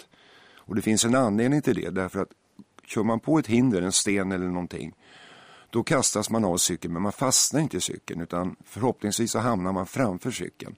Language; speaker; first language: Swedish; native; Swedish